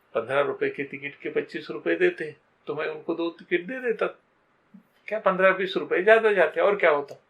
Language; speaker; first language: Hindi; non-native, local second language; Marathi